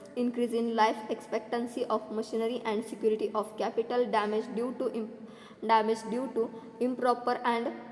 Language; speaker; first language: English; non-native, local second language; Marathi